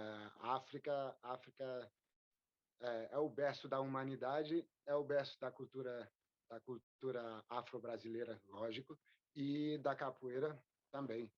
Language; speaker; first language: Portuguese; non-native, fluent; French